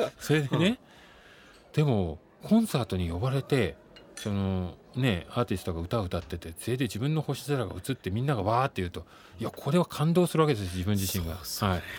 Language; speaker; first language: Japanese; native; Japanese